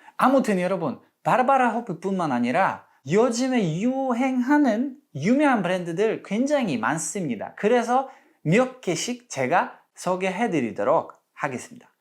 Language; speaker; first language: Korean; non-native, fluent; Polish